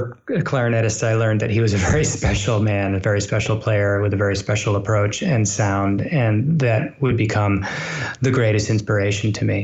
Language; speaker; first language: English; native; English